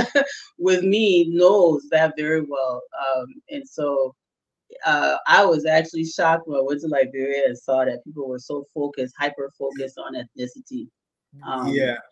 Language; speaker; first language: English; early bilingual, other home language; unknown